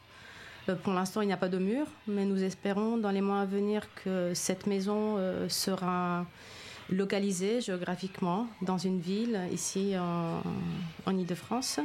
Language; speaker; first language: French; non-native, fluent; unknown